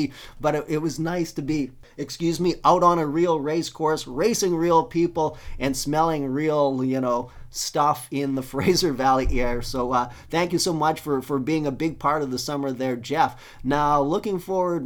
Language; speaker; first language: English; native; English